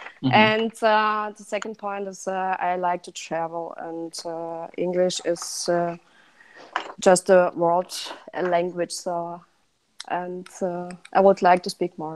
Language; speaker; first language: English; non-native, learner; Russian